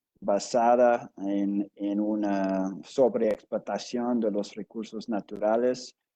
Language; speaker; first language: Spanish; non-native, fluent; English